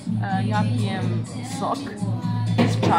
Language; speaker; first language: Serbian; non-native, learner; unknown